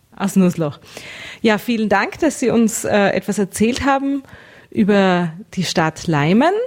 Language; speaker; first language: German; native; German